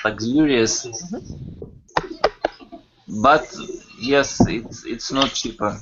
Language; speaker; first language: English; non-native, learner; Russian